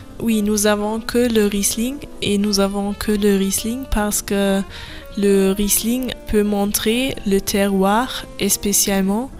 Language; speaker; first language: French; non-native, learner; German